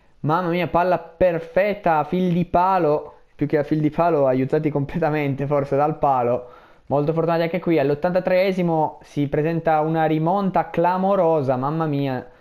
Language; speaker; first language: Italian; native; Italian